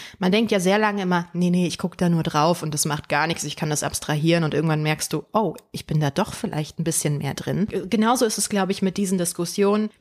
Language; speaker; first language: German; early bilingual, other home language; Polish